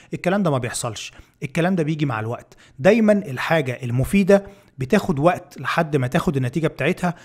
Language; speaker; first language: Arabic; native; Arabic